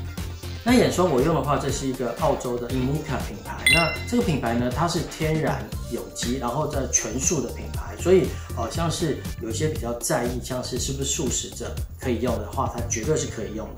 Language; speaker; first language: Chinese; native; Chinese